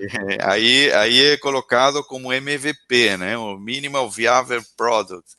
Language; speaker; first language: Portuguese; non-native, fluent; Spanish